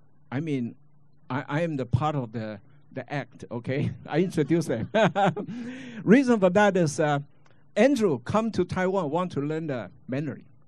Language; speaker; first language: English; non-native, fluent; Chinese